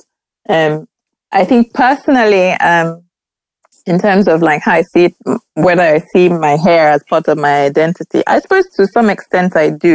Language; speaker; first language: English; non-native, local second language; Igbo